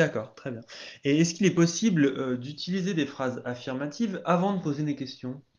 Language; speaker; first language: French; native; French